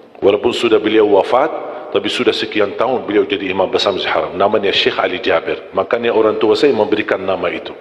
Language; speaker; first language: Malay; non-native, fluent; Arabic